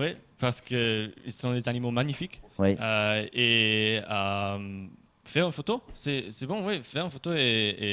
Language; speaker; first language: French; non-native, fluent; German